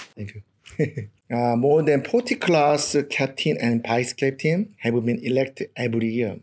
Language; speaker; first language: English; non-native, learner; Korean